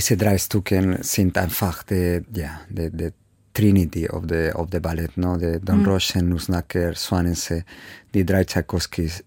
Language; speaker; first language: German; non-native, fluent; Spanish